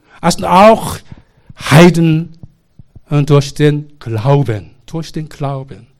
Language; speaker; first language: German; non-native, learner; Korean